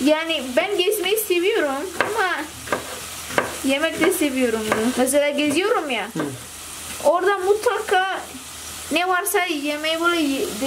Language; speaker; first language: Turkish; non-native, learner; Indonesian